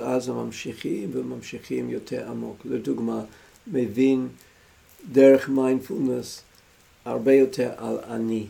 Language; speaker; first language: Hebrew; non-native, fluent; English